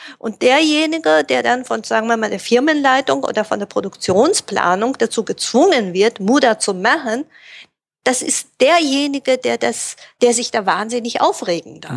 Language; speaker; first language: German; native; German